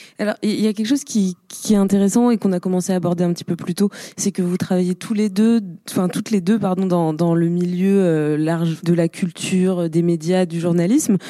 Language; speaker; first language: French; native; French